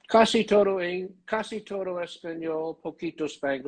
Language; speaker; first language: Spanish; non-native, learner; English